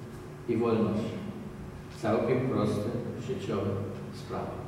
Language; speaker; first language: Polish; non-native, learner; German